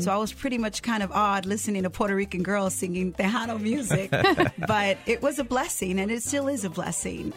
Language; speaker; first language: English; early bilingual, other home language; Spanish